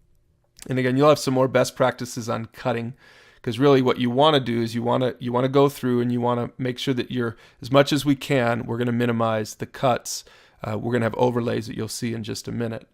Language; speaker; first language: English; native; English